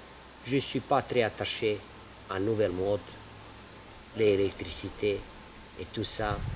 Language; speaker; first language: French; non-native, learner; Serbian